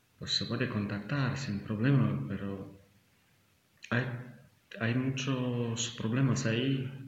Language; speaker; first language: Spanish; non-native, learner; Ukrainian